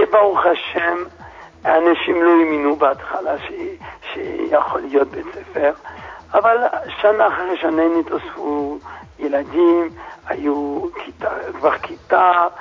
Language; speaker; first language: Hebrew; non-native, fluent; French